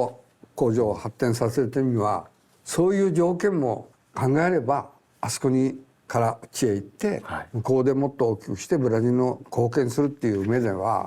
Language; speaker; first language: Japanese; native; Japanese